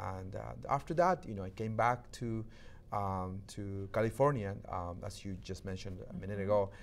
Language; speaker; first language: English; non-native, fluent; Shipibo-Conibo